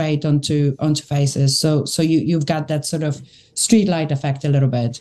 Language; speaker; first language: English; native; English